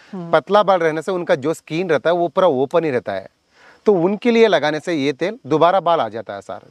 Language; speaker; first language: Hindi; non-native, local second language; Kannada